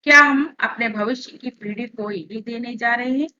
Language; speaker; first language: Hindi; non-native, local second language; Telugu